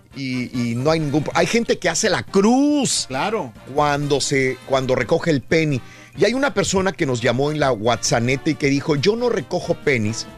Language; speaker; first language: Spanish; native; Spanish